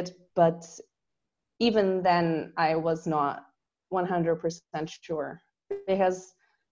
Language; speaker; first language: English; non-native, fluent; Portuguese